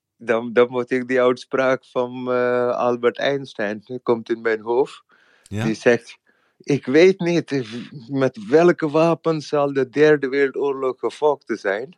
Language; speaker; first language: Dutch; non-native, fluent; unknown